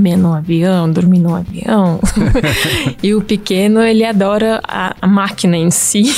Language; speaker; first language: Portuguese; non-native, fluent; Russian